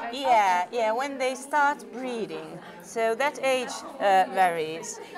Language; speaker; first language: English; non-native, fluent; Finnish